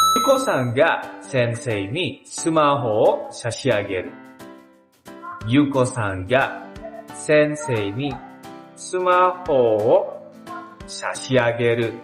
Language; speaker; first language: Japanese; non-native, learner; Indonesian